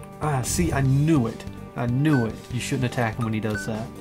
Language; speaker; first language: English; native; English